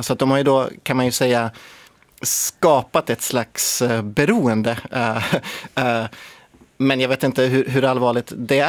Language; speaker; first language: Swedish; native; Swedish